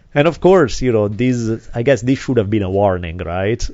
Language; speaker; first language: English; non-native, fluent; Italian